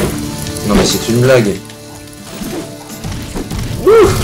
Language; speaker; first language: French; native; French